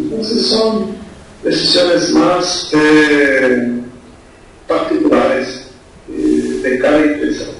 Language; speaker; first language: Spanish; non-native, fluent; Portuguese